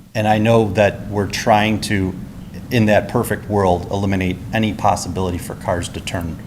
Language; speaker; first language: English; native; English